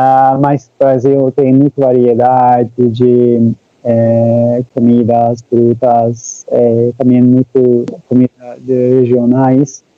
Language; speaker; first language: Portuguese; non-native, learner; Turkish